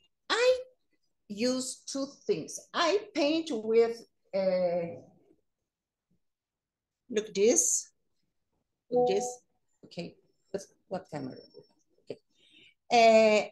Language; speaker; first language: English; non-native, learner; Spanish